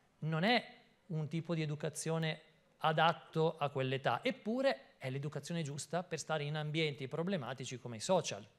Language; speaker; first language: Italian; native; Italian